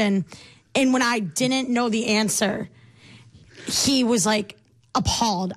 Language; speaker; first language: English; native; English